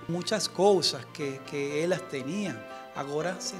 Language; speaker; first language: Portuguese; non-native, learner; Spanish